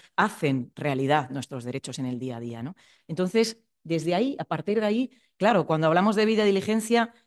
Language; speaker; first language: Spanish; native; Spanish